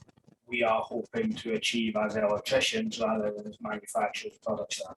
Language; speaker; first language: English; native; English